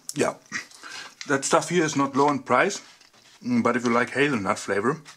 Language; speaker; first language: English; non-native, fluent; German